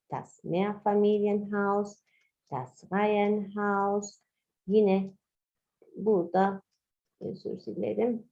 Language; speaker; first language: Turkish; native; Turkish